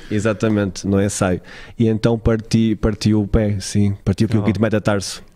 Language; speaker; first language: Portuguese; native; Portuguese